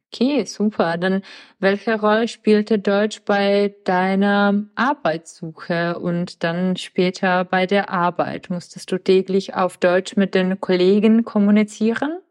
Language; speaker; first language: German; non-native, fluent; Czech